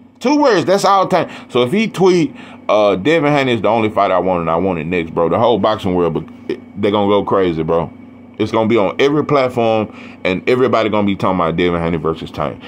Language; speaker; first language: English; native; English